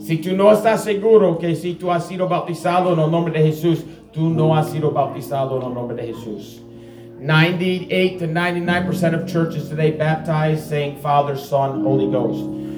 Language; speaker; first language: Spanish; non-native, learner; English